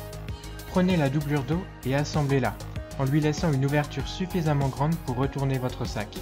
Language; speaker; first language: French; native; French